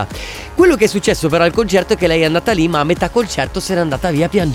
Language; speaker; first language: Italian; native; Italian